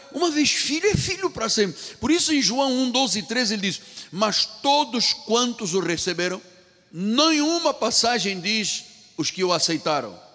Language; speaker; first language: Portuguese; native; Portuguese